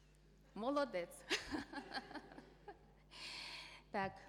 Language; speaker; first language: Ukrainian; non-native, fluent; Chinese